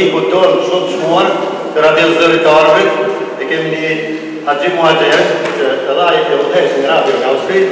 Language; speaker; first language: Albanian; native; Albanian